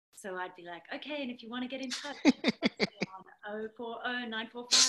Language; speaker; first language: English; native; English